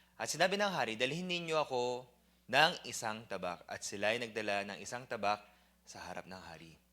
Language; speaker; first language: Filipino; non-native, fluent; Korean